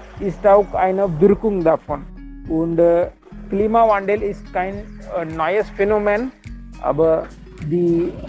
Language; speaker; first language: German; non-native, learner; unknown